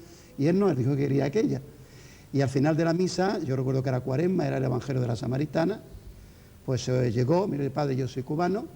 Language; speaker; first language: Spanish; native; Spanish